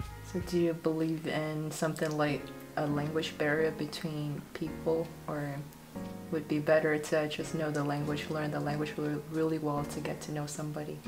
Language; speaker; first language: English; non-native, fluent; Vietnamese